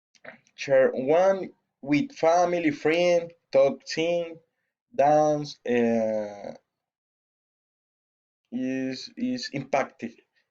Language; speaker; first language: English; non-native, learner; Spanish